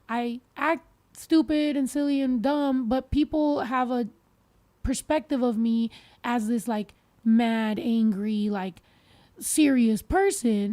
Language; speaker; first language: English; early bilingual, other home language; Spanish